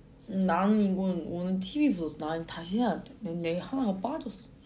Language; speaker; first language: Korean; non-native, fluent; Chinese